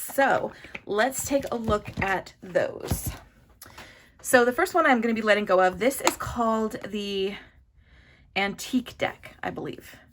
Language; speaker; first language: English; native; English